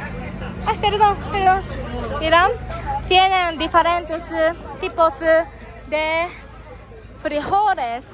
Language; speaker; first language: Spanish; non-native, learner; Japanese